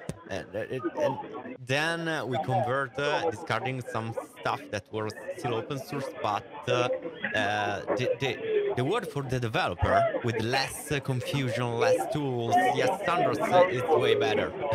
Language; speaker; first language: English; non-native, fluent; Italian